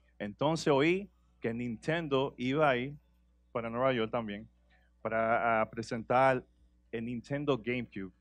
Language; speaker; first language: Spanish; early bilingual, heritage; Spanish